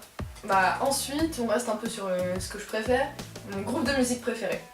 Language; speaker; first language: French; native; French